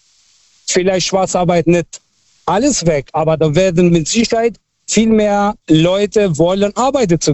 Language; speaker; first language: German; non-native, fluent; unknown